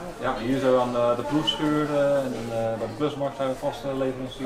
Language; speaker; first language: Dutch; native; Dutch